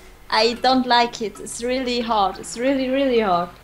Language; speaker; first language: English; non-native, learner; German